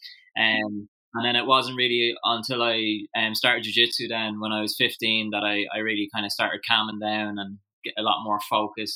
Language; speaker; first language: English; native; English